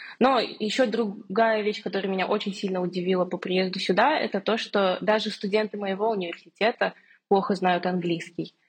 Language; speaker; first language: Russian; native; Russian